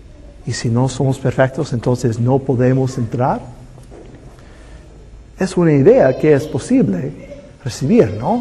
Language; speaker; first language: Spanish; non-native, fluent; English